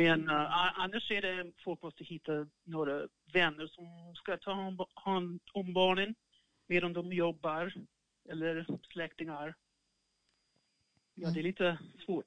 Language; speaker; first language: Swedish; non-native, fluent; English